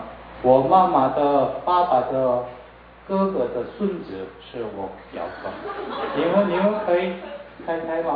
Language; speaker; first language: Chinese; non-native, learner; Korean